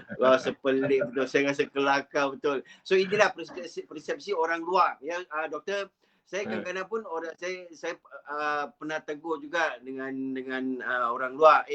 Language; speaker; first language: Malay; non-native, local second language; Chinese